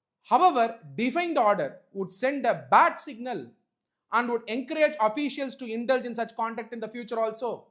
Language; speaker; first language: English; non-native, local second language; Tamil